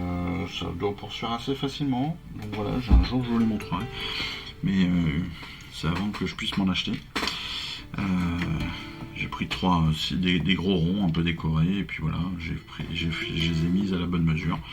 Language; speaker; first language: French; native; French